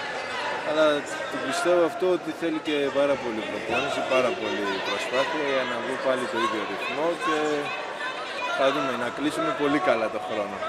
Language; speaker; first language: Greek; non-native, fluent; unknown